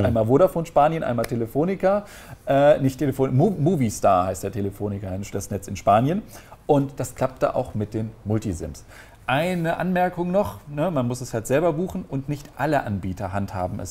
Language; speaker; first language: German; native; German